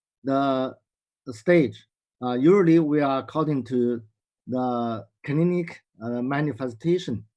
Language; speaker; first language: English; non-native, learner; Chinese